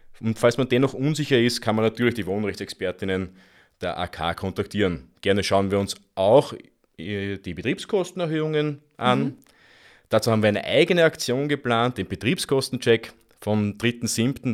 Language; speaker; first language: German; native; German